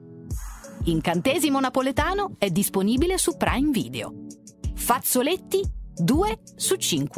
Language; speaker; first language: Italian; native; Italian